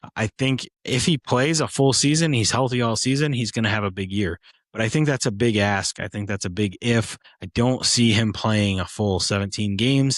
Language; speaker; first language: English; native; English